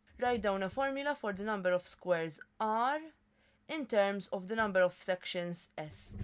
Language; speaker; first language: English; non-native, local second language; Maltese